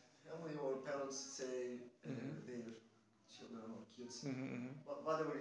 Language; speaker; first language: English; non-native, learner; Turkish